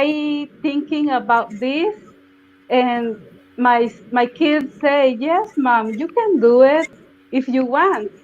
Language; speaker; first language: English; non-native, learner; Spanish